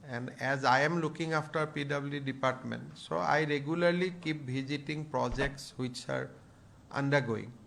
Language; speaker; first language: English; non-native, local second language; Assamese